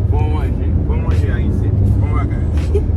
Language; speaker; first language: Haitian Creole; early bilingual, heritage; Haitian Creole